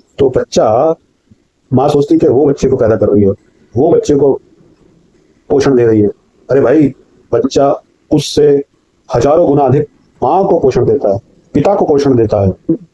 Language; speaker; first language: Hindi; native; Hindi